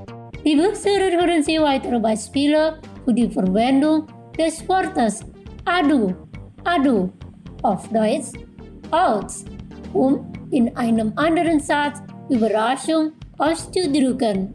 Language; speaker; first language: German; non-native, fluent; Indonesian